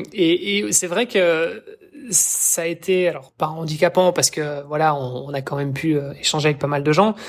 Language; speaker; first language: French; native; French